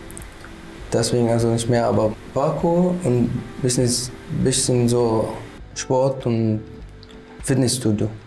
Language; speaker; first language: German; non-native, learner; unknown